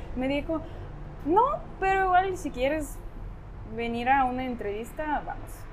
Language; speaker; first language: Spanish; non-native, fluent; Ukrainian